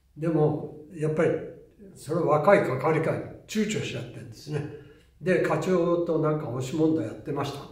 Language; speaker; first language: Japanese; native; Japanese